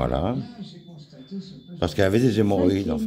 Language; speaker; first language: French; native; French